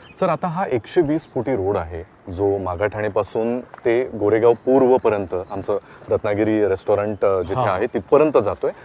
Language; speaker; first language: Marathi; native; Marathi